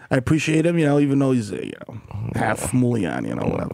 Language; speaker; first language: English; early bilingual, other home language; Spanish